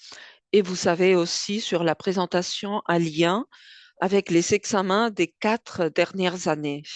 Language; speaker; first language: French; non-native, fluent; Spanish